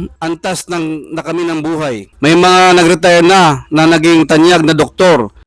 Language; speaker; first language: Filipino; non-native, local second language; Pangasinan